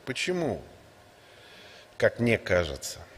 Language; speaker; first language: Russian; native; Russian